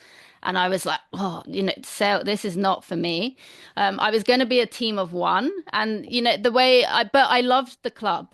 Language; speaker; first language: English; native; English